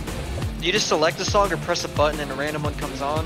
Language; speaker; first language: English; native; English